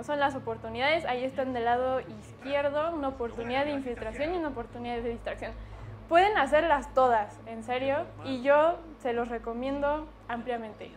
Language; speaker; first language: Spanish; native; Spanish